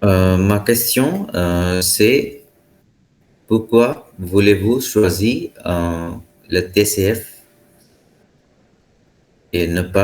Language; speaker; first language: French; non-native, fluent; Hindi